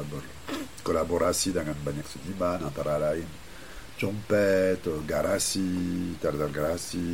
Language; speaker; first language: Indonesian; non-native, fluent; French